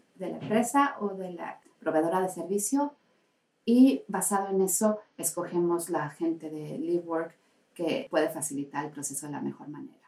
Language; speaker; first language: Spanish; native; Spanish